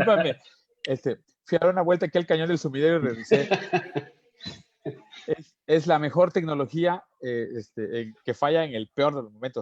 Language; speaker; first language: Spanish; native; Spanish